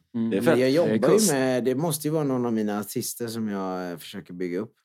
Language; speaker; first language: Swedish; non-native, local second language; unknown